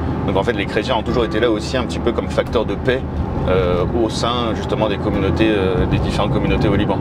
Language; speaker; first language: French; native; French